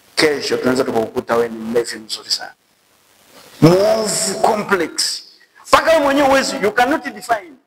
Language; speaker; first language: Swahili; native; Swahili